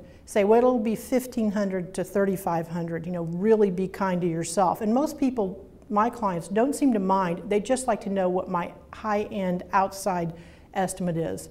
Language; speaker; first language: English; native; English